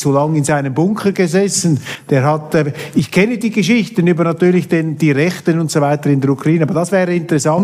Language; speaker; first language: German; native; German